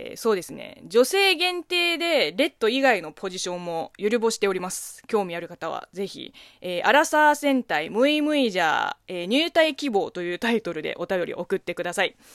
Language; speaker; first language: Japanese; non-native, fluent; Chinese